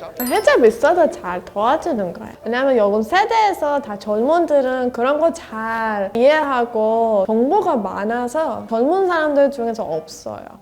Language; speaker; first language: Korean; non-native, learner; Persian